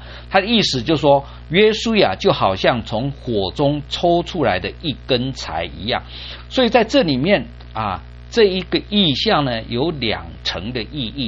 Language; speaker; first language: Chinese; native; Chinese